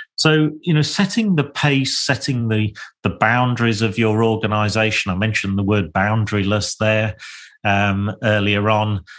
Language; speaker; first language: English; native; English